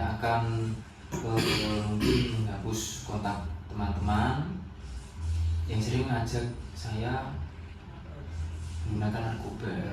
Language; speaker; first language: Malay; non-native, fluent; Indonesian